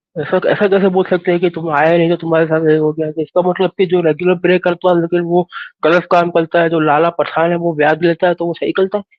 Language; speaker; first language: Hindi; native; Hindi